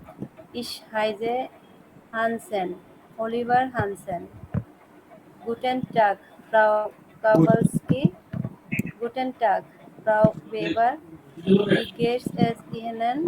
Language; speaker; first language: German; non-native, learner; Bangla